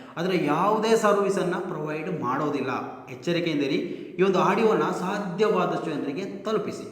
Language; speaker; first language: Kannada; native; Kannada